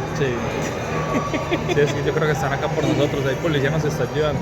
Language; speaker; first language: Spanish; native; Spanish